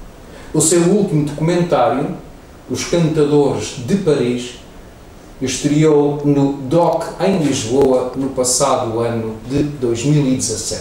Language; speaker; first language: Portuguese; native; Portuguese